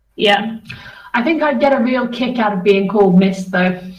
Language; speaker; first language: English; native; English